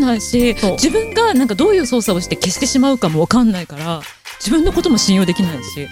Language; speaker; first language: Japanese; native; Japanese